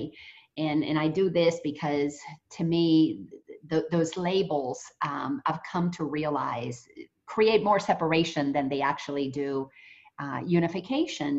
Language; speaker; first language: English; native; English